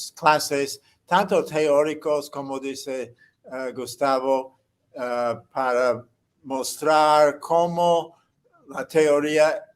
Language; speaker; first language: Spanish; non-native, fluent; English